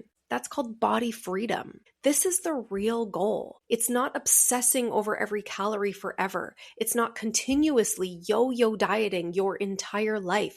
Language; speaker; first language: English; native; English